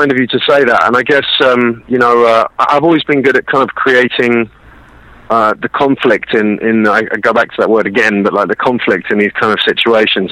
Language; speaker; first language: English; native; English